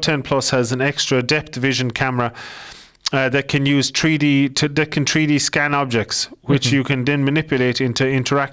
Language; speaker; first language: English; native; English